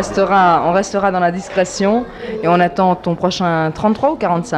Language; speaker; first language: French; native; French